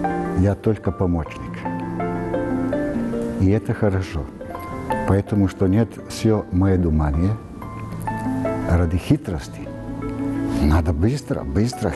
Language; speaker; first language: Russian; non-native, learner; Serbian